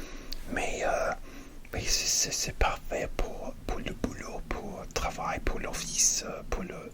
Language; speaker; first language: French; non-native, learner; English